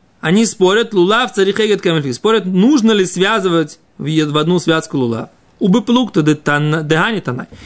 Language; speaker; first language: Russian; native; Russian